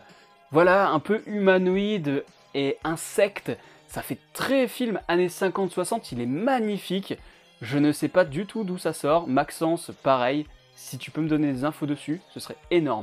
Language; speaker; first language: French; native; French